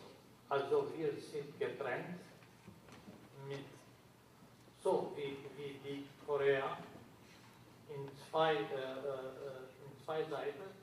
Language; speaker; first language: German; non-native, learner; Albanian